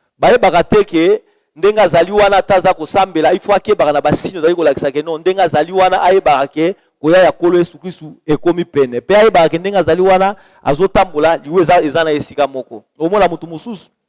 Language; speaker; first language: Lingala; native; Lingala